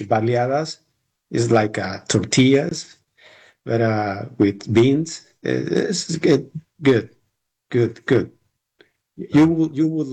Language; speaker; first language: English; non-native, learner; Spanish